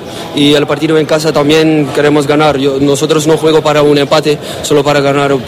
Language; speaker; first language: Spanish; non-native, learner; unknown